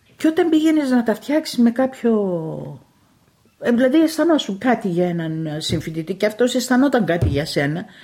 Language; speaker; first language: Greek; native; Greek